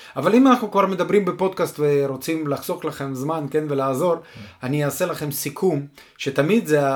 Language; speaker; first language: Hebrew; non-native, fluent; Russian